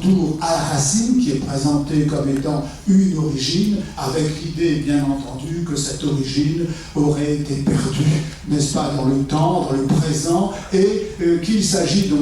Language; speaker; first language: French; native; French